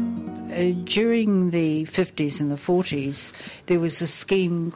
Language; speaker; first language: English; native; English